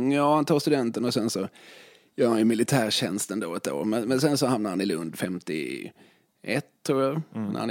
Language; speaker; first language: Swedish; native; Swedish